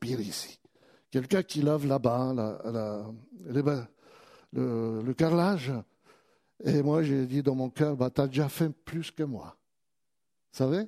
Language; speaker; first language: French; native; French